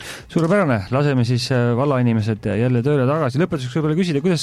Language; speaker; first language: Estonian; native; Estonian